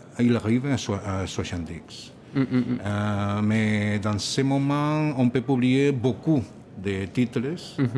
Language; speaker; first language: French; non-native, learner; Catalan